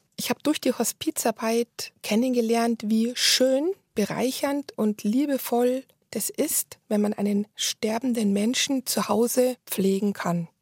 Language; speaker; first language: German; native; German